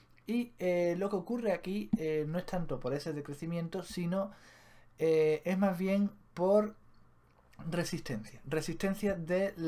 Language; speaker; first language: Spanish; native; Spanish